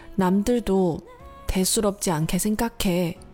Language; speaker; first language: Korean; non-native, fluent; Chinese